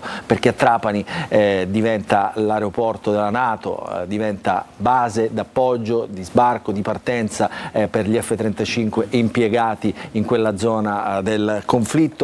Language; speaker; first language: Italian; native; Italian